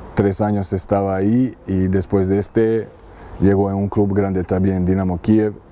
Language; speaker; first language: Spanish; non-native, learner; Serbian